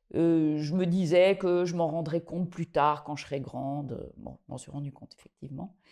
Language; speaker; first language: French; native; French